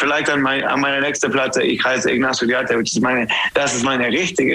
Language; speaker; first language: German; non-native, learner; English